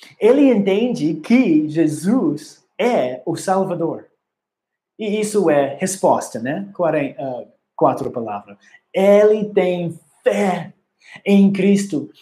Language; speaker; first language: Portuguese; non-native, learner; English